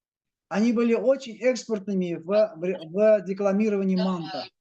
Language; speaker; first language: Russian; native; Russian